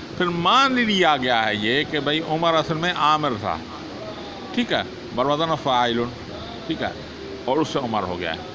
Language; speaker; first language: Urdu; non-native, local second language; Sindhi